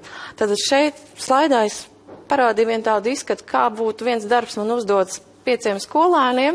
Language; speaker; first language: Latvian; native; Latvian